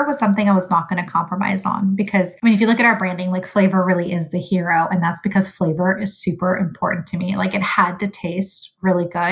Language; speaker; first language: English; early bilingual, other home language; Arabic